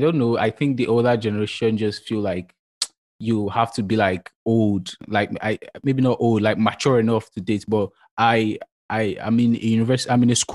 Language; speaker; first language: English; non-native, local second language; Yoruba